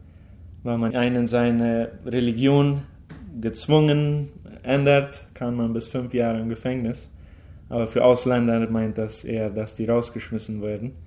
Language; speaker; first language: German; early bilingual, heritage; German